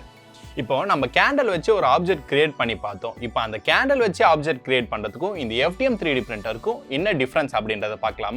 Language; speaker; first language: Tamil; native; Tamil